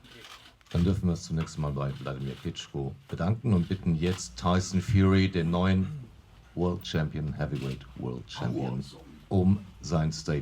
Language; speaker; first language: German; native; German